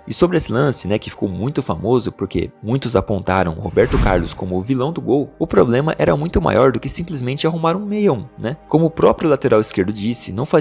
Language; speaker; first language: Portuguese; native; Portuguese